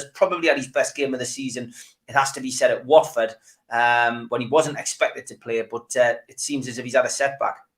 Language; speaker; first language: English; native; English